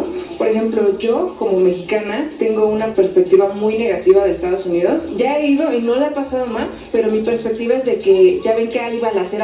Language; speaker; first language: Spanish; native; Spanish